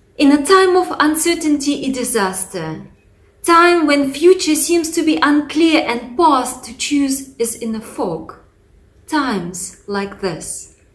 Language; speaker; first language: English; non-native, fluent; Russian